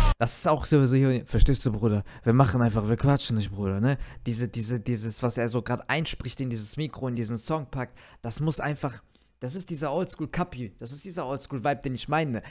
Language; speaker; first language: German; early bilingual, other home language; Turkish